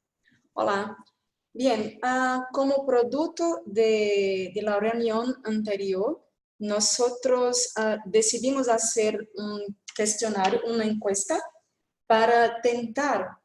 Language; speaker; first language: Spanish; non-native, fluent; Portuguese